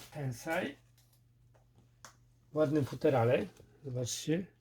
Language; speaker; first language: Polish; native; Polish